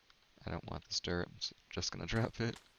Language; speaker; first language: English; native; English